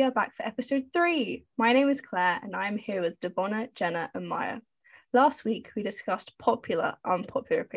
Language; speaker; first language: English; native; English